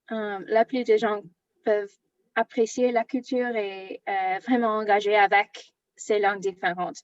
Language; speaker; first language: French; non-native, learner; English